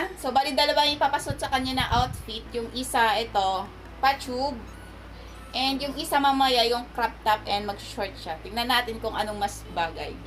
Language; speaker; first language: Filipino; non-native, local second language; Waray